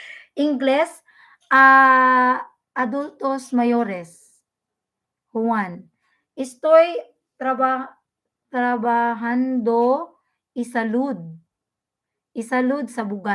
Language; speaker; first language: Spanish; non-native, learner; Filipino